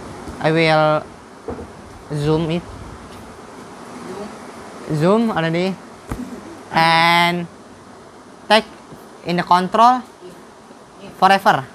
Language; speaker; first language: English; non-native, learner; Indonesian